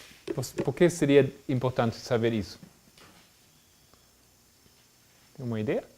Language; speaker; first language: Portuguese; non-native, fluent; German